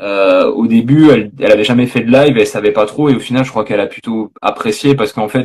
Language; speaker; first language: French; native; French